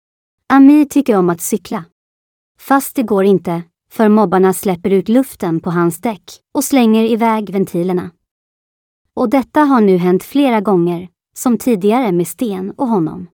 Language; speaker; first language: Swedish; native; Swedish